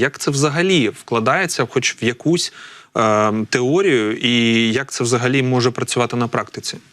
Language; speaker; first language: Ukrainian; native; Ukrainian